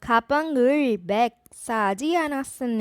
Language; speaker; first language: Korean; non-native, fluent; Urdu